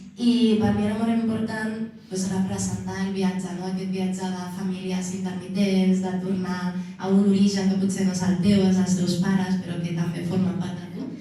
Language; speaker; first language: Catalan; early bilingual, other home language; Arabic